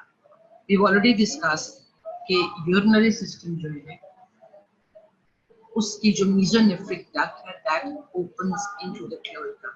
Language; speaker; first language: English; non-native, local second language; Urdu